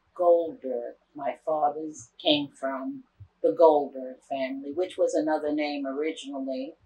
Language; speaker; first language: English; native; English